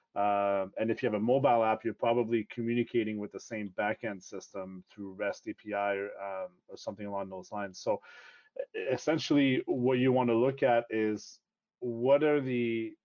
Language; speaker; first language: English; non-native, fluent; French